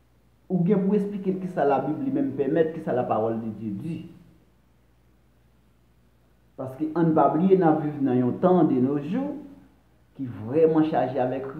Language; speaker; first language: French; non-native, local second language; Haitian Creole